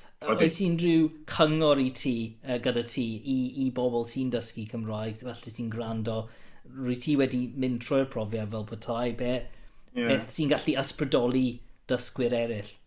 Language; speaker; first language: Welsh; non-native, local second language; English